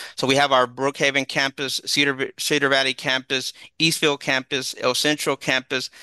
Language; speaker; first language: English; early bilingual, other home language; Spanish